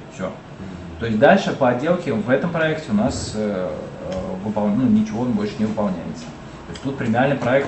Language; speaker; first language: Russian; native; Russian